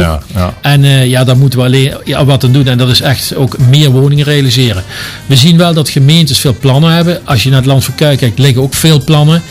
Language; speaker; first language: Dutch; native; Dutch